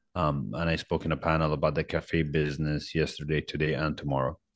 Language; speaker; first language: English; non-native, fluent; Arabic